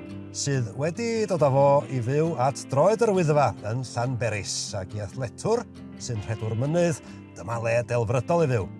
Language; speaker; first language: Welsh; native; Welsh